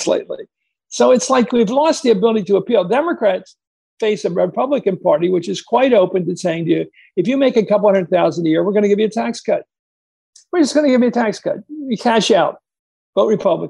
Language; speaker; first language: English; native; English